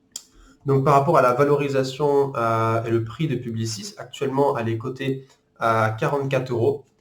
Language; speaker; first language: French; native; French